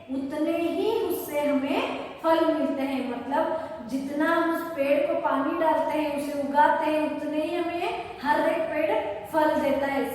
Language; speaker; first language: Hindi; non-native, local second language; Kannada